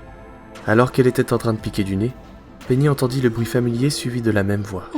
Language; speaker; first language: French; native; French